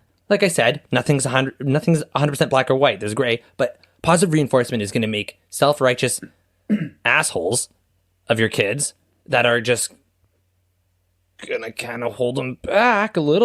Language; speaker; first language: English; native; English